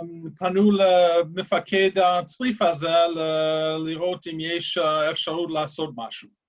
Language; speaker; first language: Hebrew; non-native, fluent; English